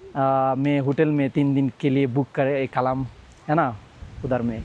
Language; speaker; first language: Hindi; non-native, learner; Bangla